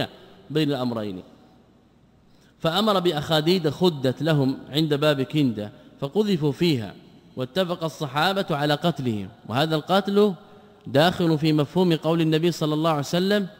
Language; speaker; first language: Arabic; native; Arabic